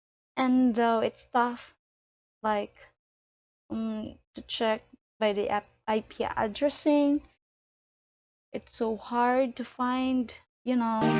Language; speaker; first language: English; non-native, learner; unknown